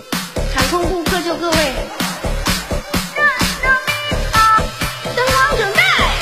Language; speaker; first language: Chinese; native; Chinese